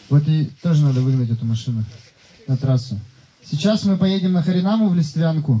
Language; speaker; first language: Russian; native; Russian